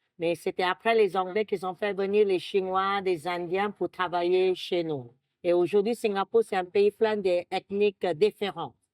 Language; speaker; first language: French; non-native, fluent; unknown